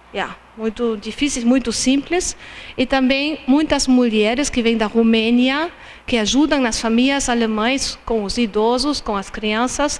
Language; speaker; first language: Portuguese; non-native, fluent; German